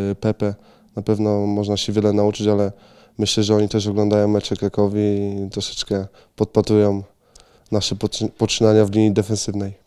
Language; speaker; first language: Polish; native; Polish